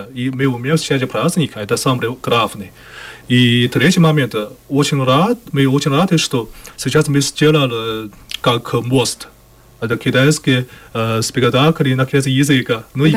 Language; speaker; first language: Russian; non-native, learner; Chinese